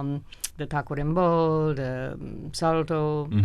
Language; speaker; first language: Spanish; non-native, fluent; English